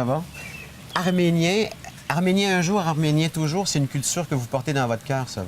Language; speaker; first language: French; native; French